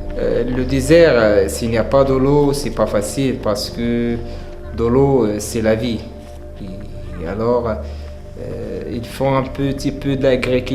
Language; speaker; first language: French; non-native, learner; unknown